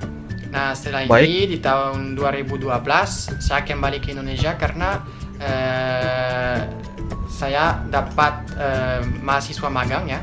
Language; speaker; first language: Indonesian; non-native, fluent; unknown